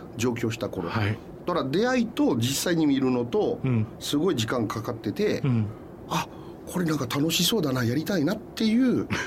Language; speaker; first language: Japanese; non-native, fluent; French